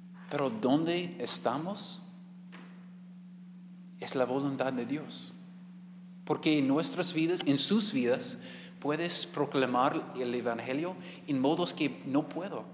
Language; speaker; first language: Spanish; non-native, learner; English